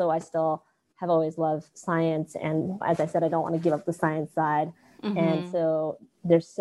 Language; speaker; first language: English; non-native, local second language; Cantonese